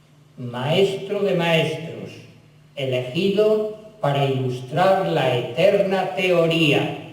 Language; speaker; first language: Spanish; native; Spanish